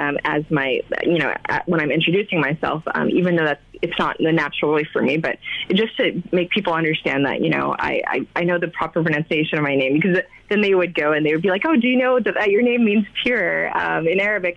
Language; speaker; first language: English; native; English